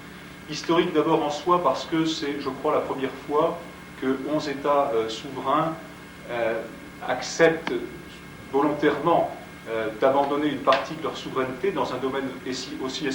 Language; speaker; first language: French; native; French